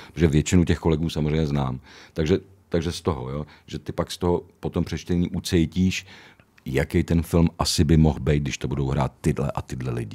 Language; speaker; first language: Czech; native; Czech